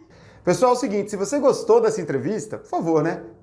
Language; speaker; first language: Portuguese; native; Portuguese